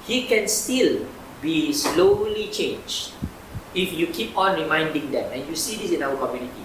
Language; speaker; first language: English; non-native, local second language; Malay